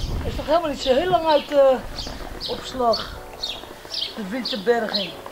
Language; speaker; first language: Dutch; non-native, local second language; Western Frisian